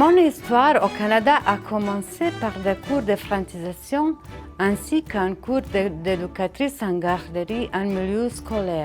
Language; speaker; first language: French; non-native, fluent; Bosnian